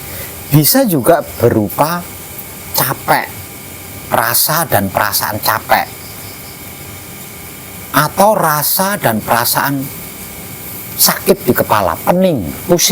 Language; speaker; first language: Indonesian; non-native, local second language; Javanese